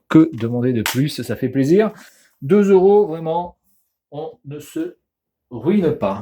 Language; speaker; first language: French; native; French